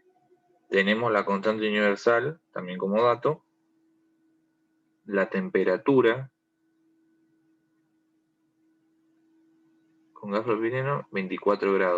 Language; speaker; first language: Spanish; native; Spanish